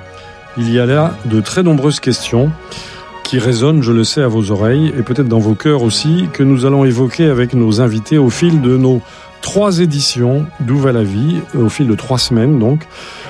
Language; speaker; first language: French; native; French